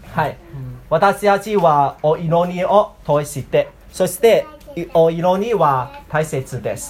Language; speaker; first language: Japanese; non-native, learner; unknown